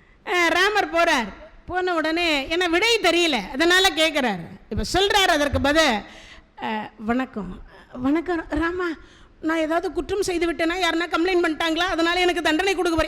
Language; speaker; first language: Tamil; native; Tamil